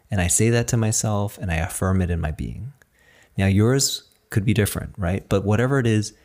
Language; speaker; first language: English; early bilingual, other home language; Chinese